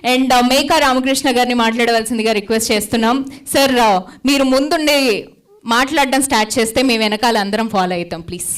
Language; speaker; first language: Telugu; native; Telugu